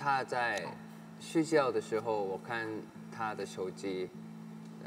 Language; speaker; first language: Chinese; non-native, learner; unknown